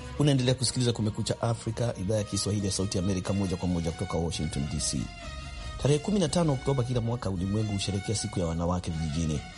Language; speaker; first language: Swahili; native; Swahili